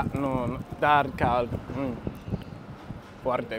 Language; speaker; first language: Romanian; non-native, learner; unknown